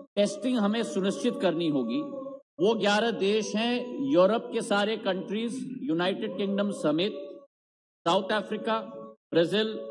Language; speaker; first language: Hindi; native; Hindi